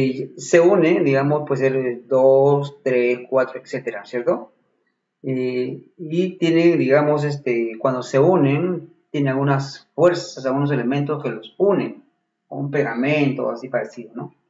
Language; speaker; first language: Spanish; native; Spanish